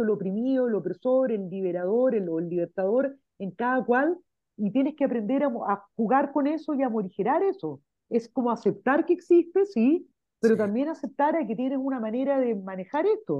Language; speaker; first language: Spanish; native; Spanish